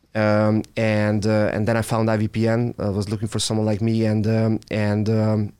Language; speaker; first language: English; non-native, fluent; Hungarian